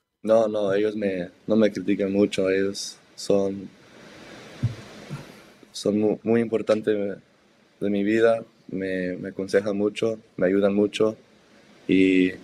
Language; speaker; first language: Spanish; early bilingual, heritage; Spanish